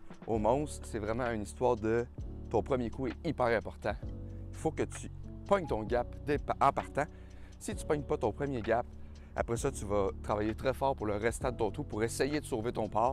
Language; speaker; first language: French; native; French